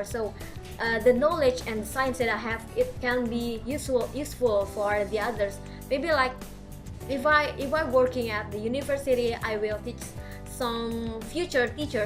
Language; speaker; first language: English; non-native, local second language; Indonesian